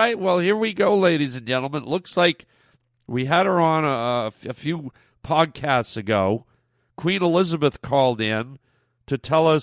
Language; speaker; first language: English; native; English